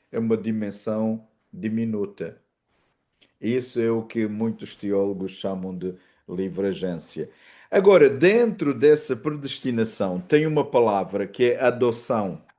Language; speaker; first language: Portuguese; native; Portuguese